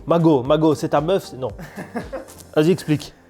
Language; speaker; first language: French; native; French